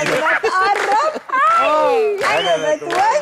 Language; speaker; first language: Arabic; native; Arabic